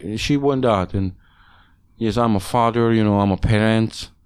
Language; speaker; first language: English; non-native, learner; Hungarian